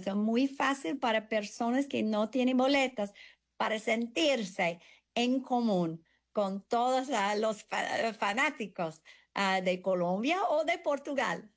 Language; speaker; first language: Spanish; non-native, fluent; English